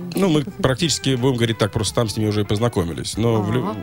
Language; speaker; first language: Russian; native; Russian